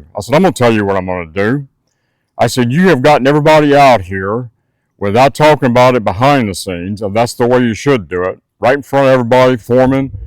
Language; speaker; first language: English; native; English